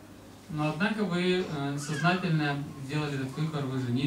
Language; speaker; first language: Russian; native; Russian